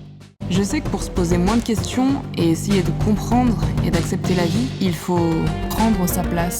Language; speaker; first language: French; native; French